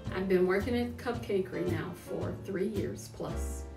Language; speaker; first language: English; native; English